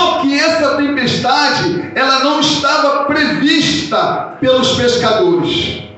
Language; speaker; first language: Portuguese; native; Portuguese